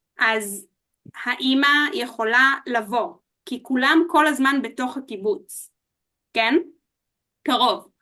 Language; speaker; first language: Hebrew; native; Hebrew